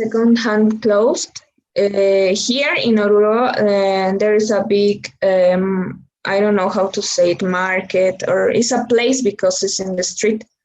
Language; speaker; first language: English; non-native, learner; Spanish